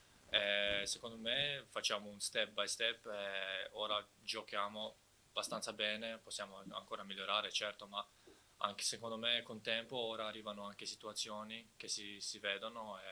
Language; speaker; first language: Italian; non-native, fluent; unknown